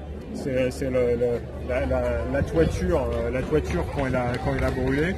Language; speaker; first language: French; native; French